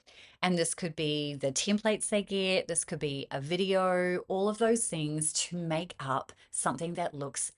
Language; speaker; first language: English; native; English